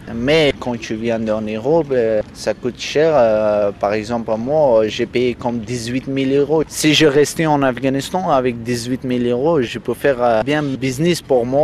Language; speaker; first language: French; non-native, learner; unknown